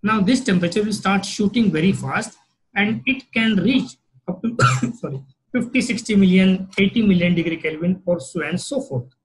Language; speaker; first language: English; non-native, local second language; Marathi